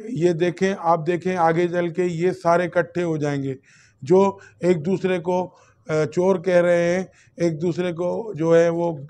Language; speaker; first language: Urdu; non-native, local second language; Sindhi